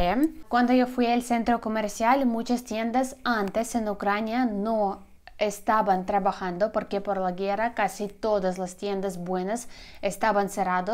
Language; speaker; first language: Spanish; non-native, learner; Ukrainian